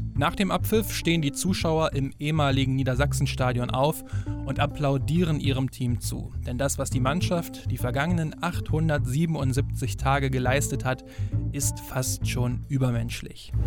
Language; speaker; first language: German; native; German